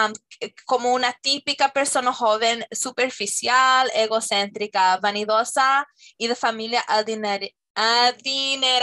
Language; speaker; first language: Spanish; non-native, fluent; English